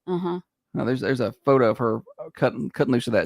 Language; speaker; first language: English; native; English